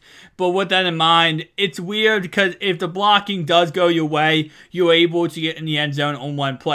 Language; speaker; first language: English; native; English